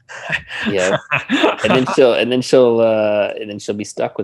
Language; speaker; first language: English; native; English